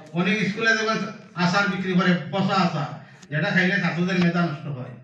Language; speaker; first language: Bangla; native; Bangla